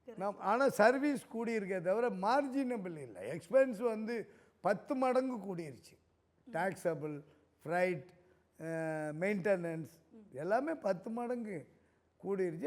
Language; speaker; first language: Tamil; native; Tamil